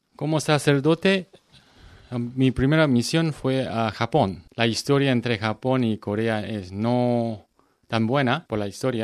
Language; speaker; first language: Spanish; non-native, learner; Korean